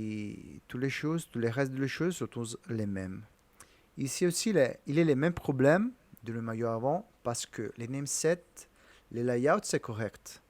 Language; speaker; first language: French; non-native, learner; Italian